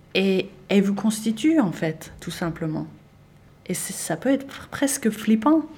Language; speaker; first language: French; non-native, fluent; Persian